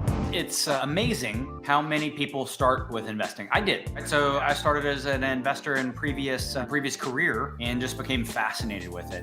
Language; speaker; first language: English; native; English